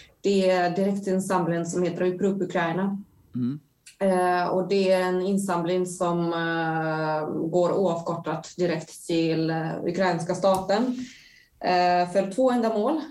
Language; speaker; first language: Swedish; non-native, fluent; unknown